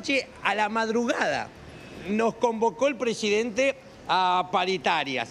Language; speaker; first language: Spanish; native; Spanish